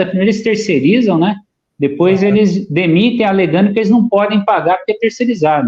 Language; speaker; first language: Portuguese; native; Portuguese